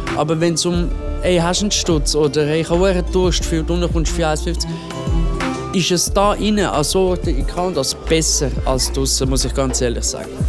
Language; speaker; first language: German; non-native, fluent; Italian